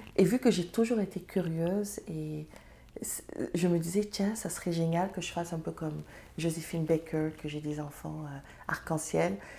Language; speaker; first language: French; non-native, local second language; Serer